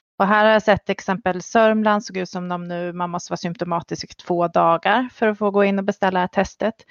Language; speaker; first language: Swedish; native; Swedish